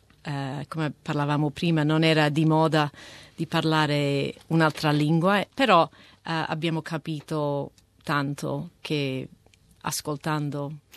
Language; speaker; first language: Italian; early bilingual, heritage; Italian